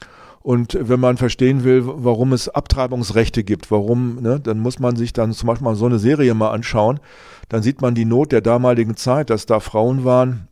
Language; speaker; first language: German; native; German